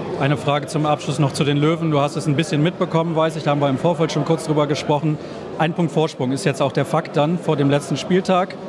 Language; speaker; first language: German; native; German